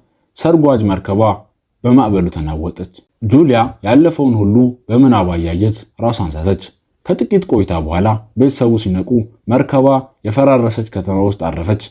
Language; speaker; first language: Amharic; native; Amharic